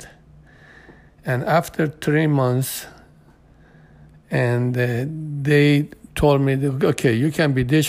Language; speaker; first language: English; non-native, fluent; Persian